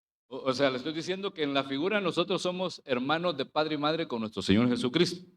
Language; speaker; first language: Spanish; native; Spanish